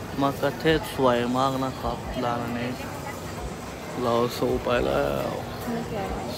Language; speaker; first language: Thai; non-native, fluent; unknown